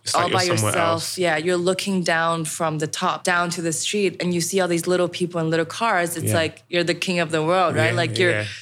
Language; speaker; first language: English; non-native, local second language; Cantonese